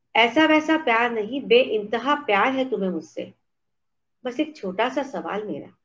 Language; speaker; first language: Hindi; native; Hindi